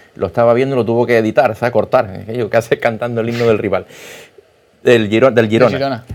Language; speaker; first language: Spanish; native; Spanish